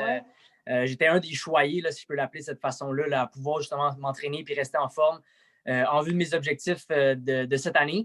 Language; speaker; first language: French; native; French